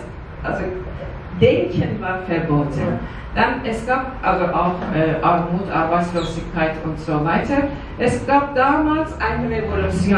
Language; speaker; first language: German; non-native, learner; Persian